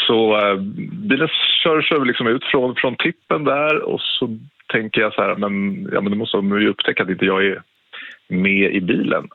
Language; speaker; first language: Swedish; native; Swedish